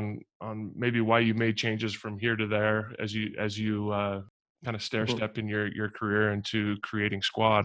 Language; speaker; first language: English; native; English